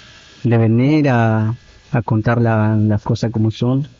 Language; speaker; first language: Spanish; non-native, local second language; Guarani